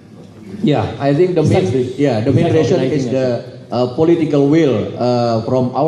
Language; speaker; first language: English; non-native, learner; Indonesian